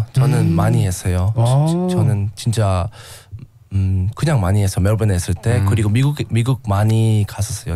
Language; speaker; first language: Korean; non-native, learner; English